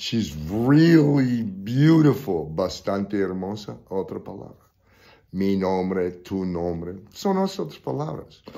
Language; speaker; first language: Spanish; non-native, learner; English